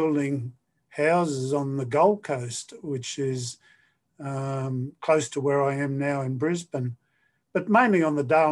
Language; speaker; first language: English; native; English